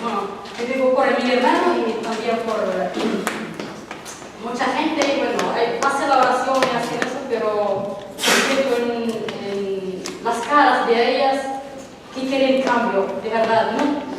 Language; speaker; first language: Spanish; non-native, learner; Arabic